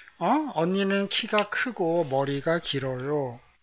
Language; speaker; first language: Korean; native; Korean